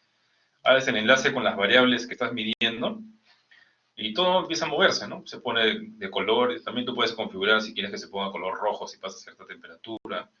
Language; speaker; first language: Spanish; native; Spanish